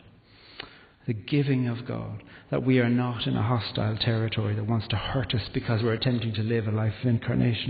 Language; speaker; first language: English; native; English